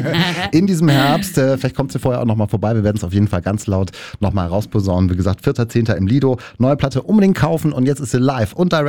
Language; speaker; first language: German; native; German